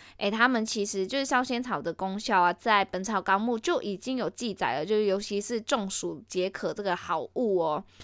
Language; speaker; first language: Chinese; native; Chinese